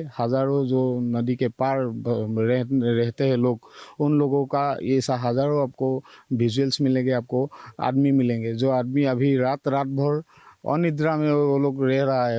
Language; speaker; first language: Hindi; non-native, local second language; Assamese